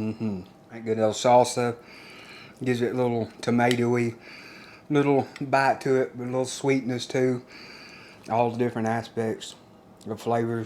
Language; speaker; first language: English; native; English